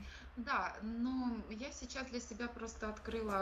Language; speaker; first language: Russian; non-native, local second language; Ukrainian